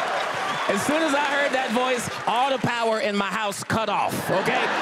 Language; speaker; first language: English; native; English